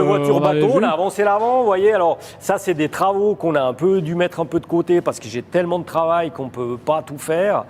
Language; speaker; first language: French; native; French